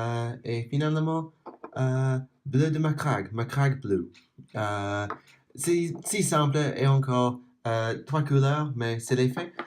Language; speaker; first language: French; non-native, learner; English